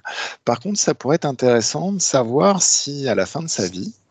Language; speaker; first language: French; native; French